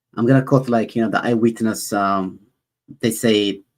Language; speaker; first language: English; non-native, learner; Amharic